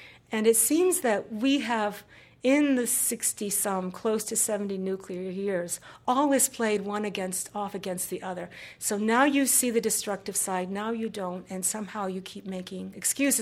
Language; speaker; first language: English; early bilingual, other home language; Japanese